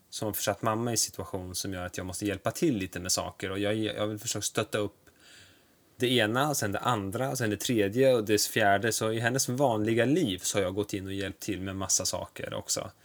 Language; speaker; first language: Swedish; native; Swedish